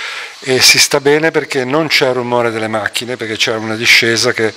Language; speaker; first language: Italian; native; Italian